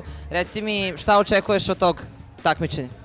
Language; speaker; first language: Bosnian; native; Bosnian